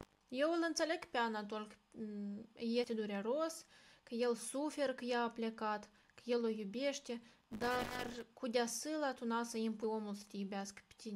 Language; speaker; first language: Romanian; native; Romanian